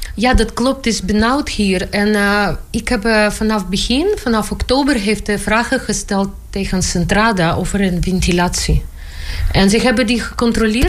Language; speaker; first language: Dutch; non-native, learner; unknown